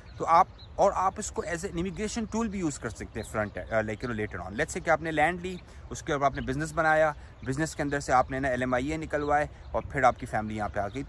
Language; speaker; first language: Hindi; native; Hindi